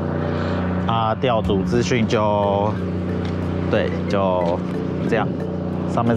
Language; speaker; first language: Chinese; native; Chinese